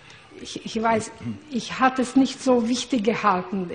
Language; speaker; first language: German; non-native, learner; Hungarian